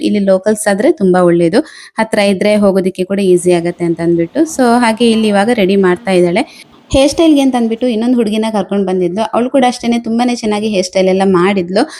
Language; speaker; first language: Kannada; non-native, local second language; Tulu